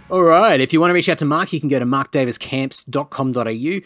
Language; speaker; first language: English; native; English